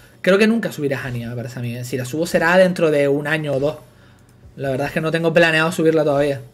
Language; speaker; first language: Spanish; native; Spanish